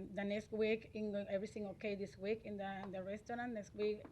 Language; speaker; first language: English; non-native, learner; Spanish